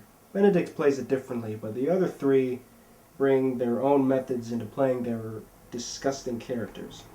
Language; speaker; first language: English; native; English